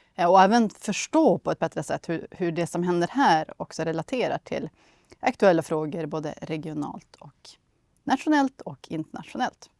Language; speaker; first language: Swedish; native; Swedish